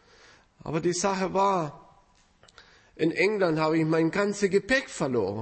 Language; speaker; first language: German; non-native, fluent; Spanish